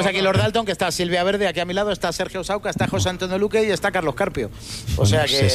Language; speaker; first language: Spanish; native; Spanish